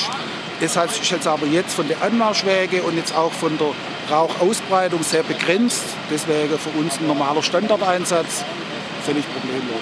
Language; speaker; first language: German; native; German